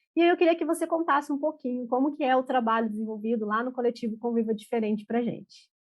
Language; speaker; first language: Portuguese; native; Portuguese